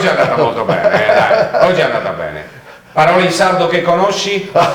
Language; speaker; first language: Italian; native; Italian